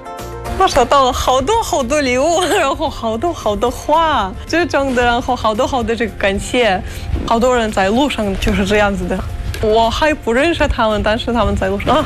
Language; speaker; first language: Chinese; non-native, fluent; Russian